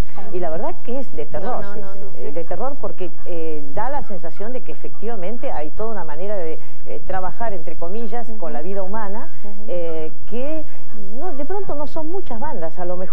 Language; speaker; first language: Spanish; native; Spanish